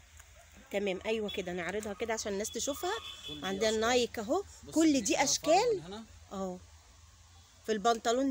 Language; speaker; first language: Arabic; native; Arabic